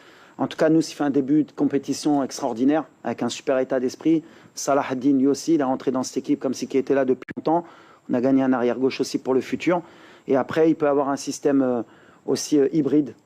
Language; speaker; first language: French; native; French